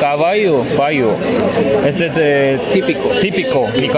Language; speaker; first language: Spanish; non-native, learner; Korean